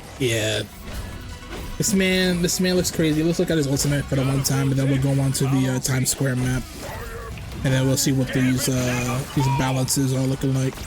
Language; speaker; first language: English; native; English